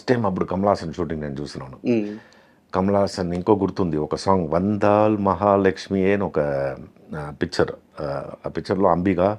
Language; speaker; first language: Telugu; non-native, fluent; Tamil